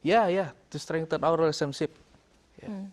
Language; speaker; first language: English; non-native, learner; Indonesian